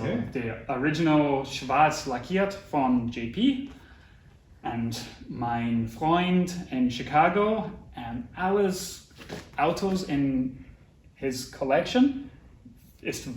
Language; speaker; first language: German; non-native, learner; English